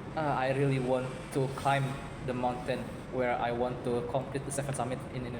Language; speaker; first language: English; non-native, learner; Indonesian